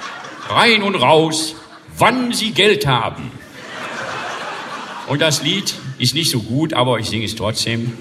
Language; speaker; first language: German; native; German